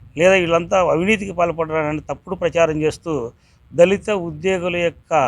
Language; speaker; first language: Telugu; native; Telugu